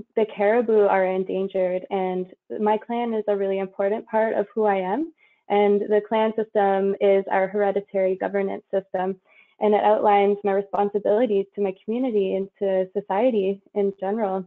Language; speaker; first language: English; native; English